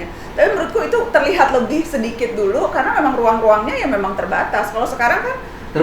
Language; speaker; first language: Indonesian; native; Indonesian